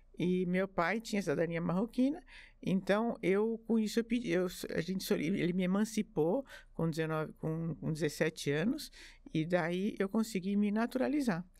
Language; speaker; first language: Portuguese; early bilingual, other home language; French